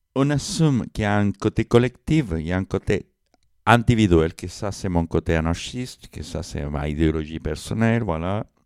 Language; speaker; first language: French; non-native, fluent; Spanish